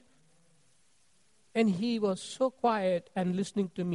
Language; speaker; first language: English; non-native, local second language; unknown